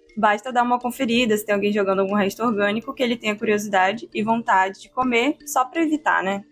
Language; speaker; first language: Portuguese; native; Portuguese